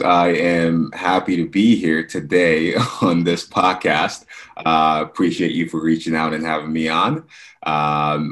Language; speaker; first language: English; non-native, local second language; Yoruba